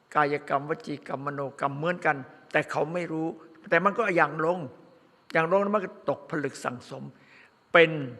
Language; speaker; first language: Thai; native; Thai